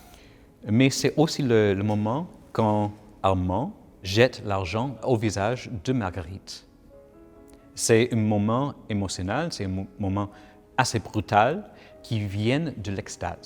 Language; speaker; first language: French; non-native, local second language; English